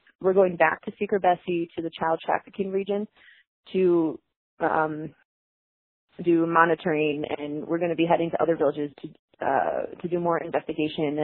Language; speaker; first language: English; native; English